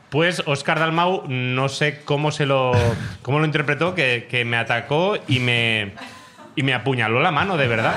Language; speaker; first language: Spanish; non-native, local second language; Catalan